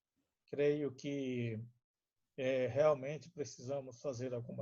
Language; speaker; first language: Portuguese; non-native, local second language; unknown